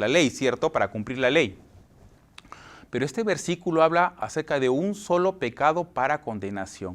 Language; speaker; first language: Spanish; native; Spanish